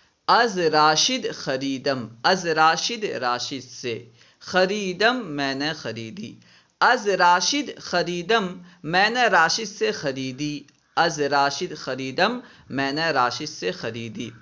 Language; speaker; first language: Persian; non-native, fluent; Urdu